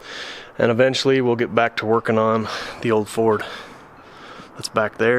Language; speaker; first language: English; native; English